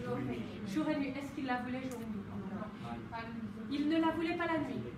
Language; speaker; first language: French; non-native, fluent; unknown